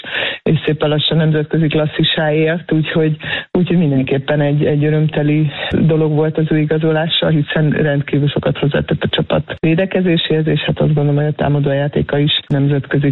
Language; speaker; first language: Hungarian; native; Hungarian